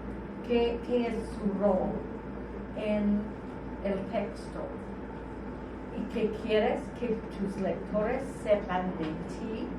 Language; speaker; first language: Spanish; non-native, fluent; English